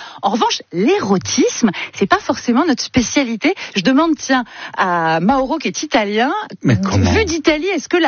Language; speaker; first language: French; native; French